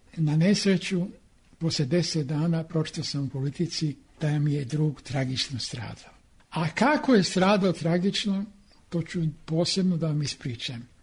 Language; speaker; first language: Serbian; native; Serbian